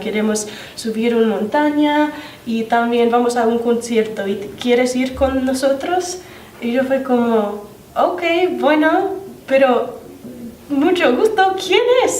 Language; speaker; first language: Spanish; non-native, learner; English